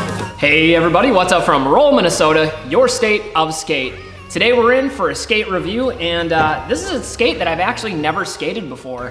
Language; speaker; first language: English; native; English